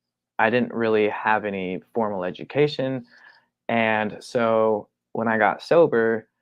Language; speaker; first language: English; native; English